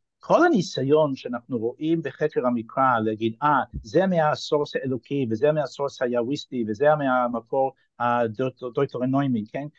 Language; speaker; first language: Hebrew; non-native, fluent; English